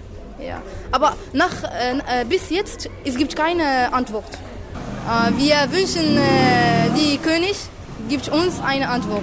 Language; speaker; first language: German; non-native, learner; Arabic